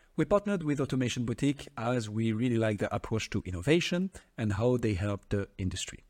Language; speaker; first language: English; non-native, fluent; French